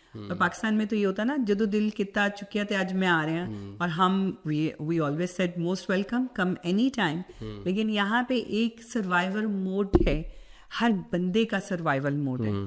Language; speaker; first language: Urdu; non-native, local second language; Punjabi